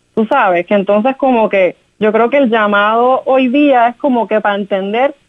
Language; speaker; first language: Spanish; native; Spanish